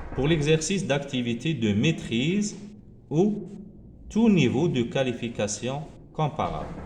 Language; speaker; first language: French; non-native, local second language; Arabic